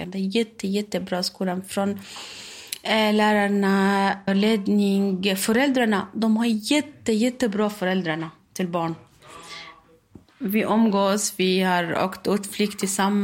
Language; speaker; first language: Swedish; non-native, learner; Arabic